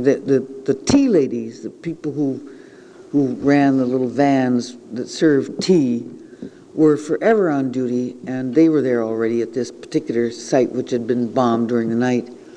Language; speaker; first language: English; native; English